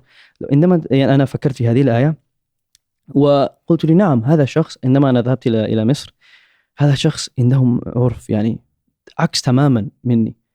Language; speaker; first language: Arabic; non-native, learner; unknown